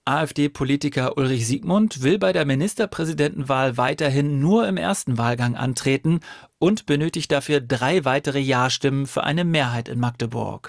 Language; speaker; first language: German; native; German